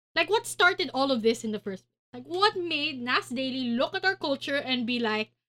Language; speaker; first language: English; non-native, local second language; Filipino